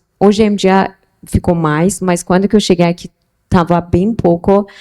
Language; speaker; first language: Portuguese; non-native, fluent; Persian